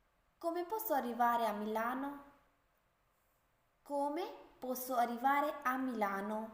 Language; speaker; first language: Italian; non-native, learner; Urdu